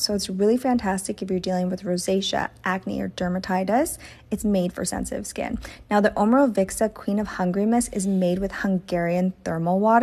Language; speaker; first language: English; native; English